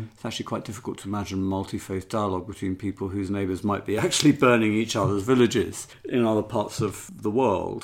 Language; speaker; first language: English; native; English